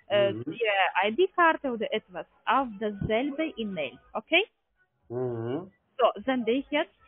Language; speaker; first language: German; non-native, learner; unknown